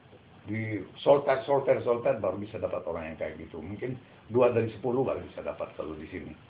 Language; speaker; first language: Indonesian; non-native, fluent; Sindhi